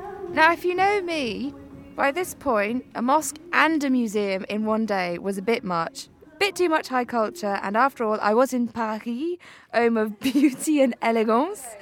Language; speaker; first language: English; native; English